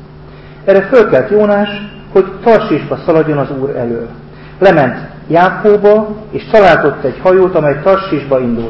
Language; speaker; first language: Hungarian; native; Hungarian